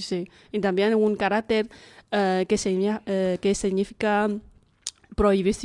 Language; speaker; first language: Spanish; non-native, fluent; Chinese